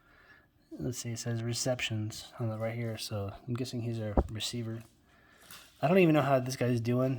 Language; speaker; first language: English; native; English